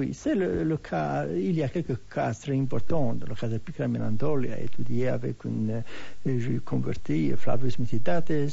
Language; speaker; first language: French; non-native, fluent; Hebrew